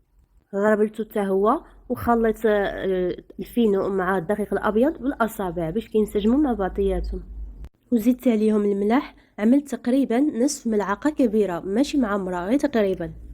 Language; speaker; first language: Arabic; native; Arabic